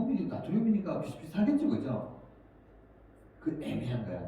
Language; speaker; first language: Korean; native; Korean